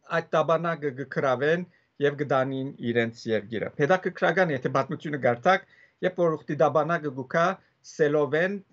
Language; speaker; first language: Armenian; early bilingual, heritage; Armenian